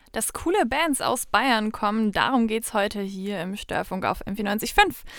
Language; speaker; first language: German; native; German